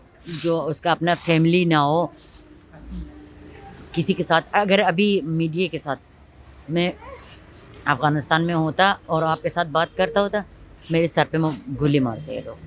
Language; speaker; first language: Hindi; non-native, fluent; Pashto